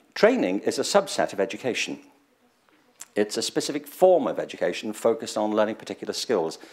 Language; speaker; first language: English; native; English